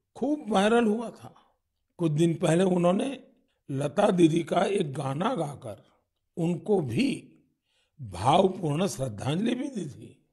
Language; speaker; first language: Hindi; non-native, local second language; Gujarati